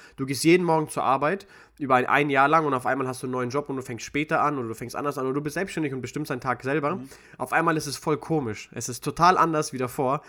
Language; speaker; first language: German; early bilingual, other home language; Russian